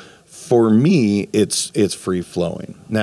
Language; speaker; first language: English; native; English